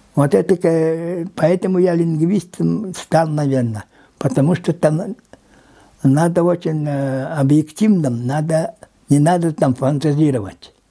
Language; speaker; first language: Russian; non-native, local second language; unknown